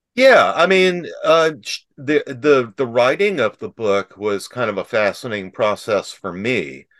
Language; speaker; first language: English; native; English